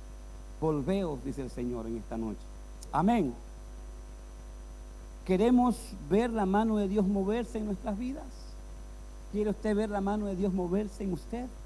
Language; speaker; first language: Spanish; native; Spanish